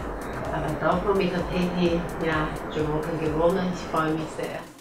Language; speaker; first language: German; non-native, learner; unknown